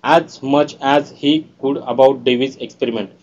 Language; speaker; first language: English; non-native, local second language; Marathi